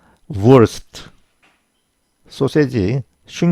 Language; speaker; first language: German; non-native, fluent; Korean